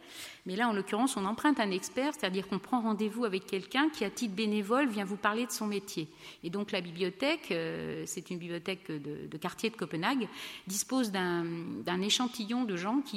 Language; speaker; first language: French; native; French